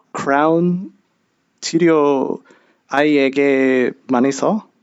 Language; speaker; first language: Korean; non-native, learner; English